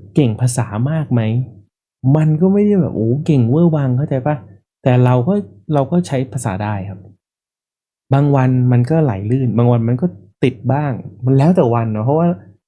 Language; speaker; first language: Thai; native; Thai